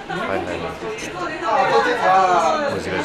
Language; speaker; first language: Japanese; non-native, learner; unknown